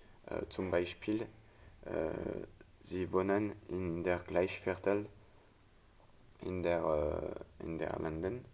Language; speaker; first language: German; non-native, learner; French